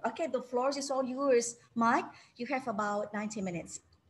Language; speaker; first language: English; non-native, fluent; Indonesian